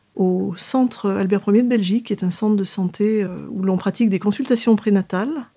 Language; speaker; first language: French; native; French